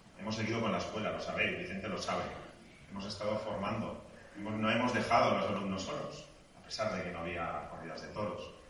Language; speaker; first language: Spanish; native; Spanish